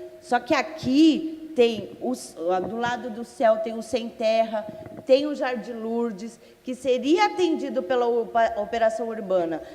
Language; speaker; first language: Portuguese; native; Portuguese